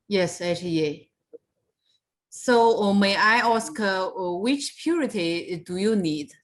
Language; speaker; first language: English; non-native, fluent; Chinese